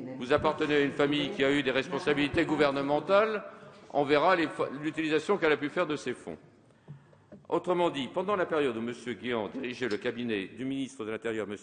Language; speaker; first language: French; native; French